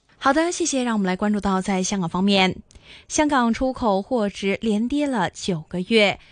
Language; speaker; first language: Chinese; non-native, local second language; Cantonese